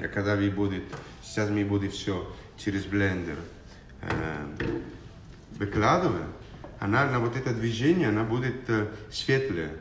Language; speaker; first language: Russian; non-native, learner; Italian